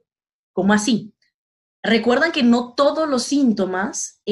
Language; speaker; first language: Spanish; native; Spanish